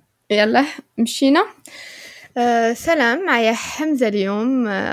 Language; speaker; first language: Arabic; native; Arabic